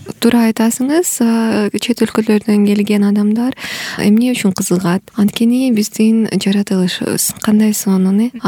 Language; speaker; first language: Kyrgyz; non-native, local second language; Russian